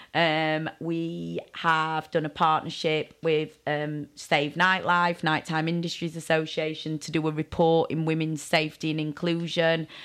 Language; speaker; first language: English; native; English